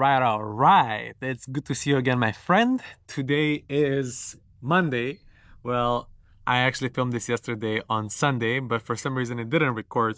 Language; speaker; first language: English; non-native, fluent; Romanian